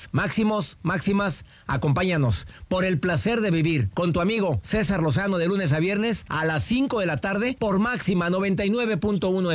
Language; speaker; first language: Spanish; native; Spanish